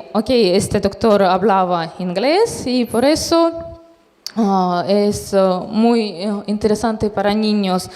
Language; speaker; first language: Spanish; non-native, fluent; Russian